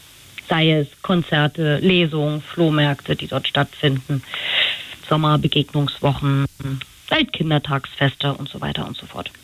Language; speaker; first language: German; native; German